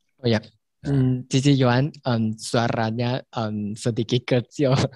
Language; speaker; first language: Indonesian; non-native, learner; Chinese